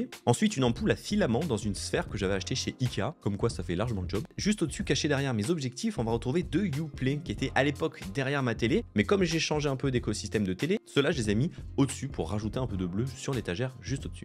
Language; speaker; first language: French; native; French